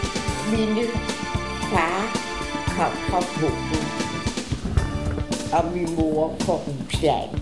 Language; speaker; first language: Danish; early bilingual, other home language; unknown